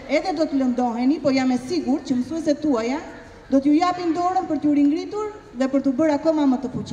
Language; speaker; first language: Albanian; native; Albanian